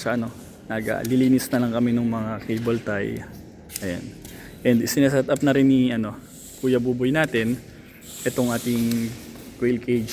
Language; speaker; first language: Filipino; native; Filipino